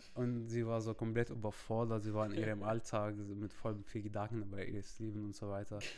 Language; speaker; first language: German; non-native, fluent; Arabic